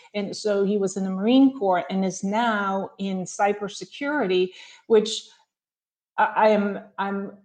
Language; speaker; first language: English; non-native, fluent; Danish